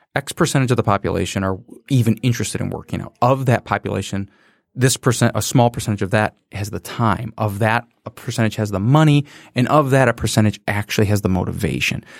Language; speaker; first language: English; native; English